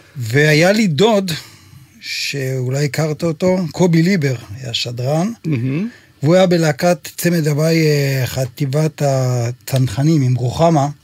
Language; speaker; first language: Hebrew; native; Hebrew